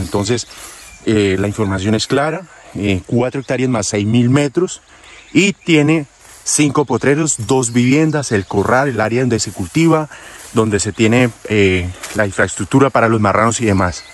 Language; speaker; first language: Spanish; native; Spanish